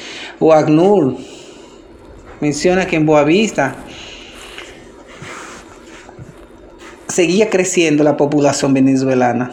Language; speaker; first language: Portuguese; non-native, fluent; Spanish